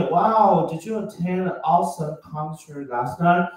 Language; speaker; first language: English; non-native, fluent; Chinese